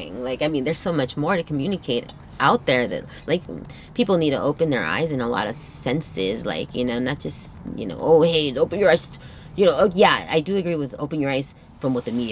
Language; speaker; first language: English; early bilingual, other home language; Spanish